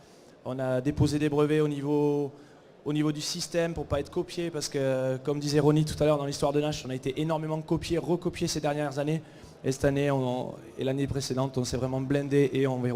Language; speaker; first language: French; native; French